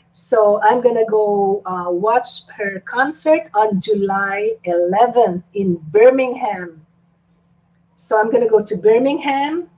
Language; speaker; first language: English; non-native, local second language; Filipino